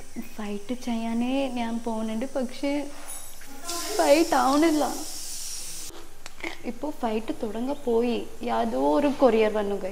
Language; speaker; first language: Malayalam; non-native, learner; Tamil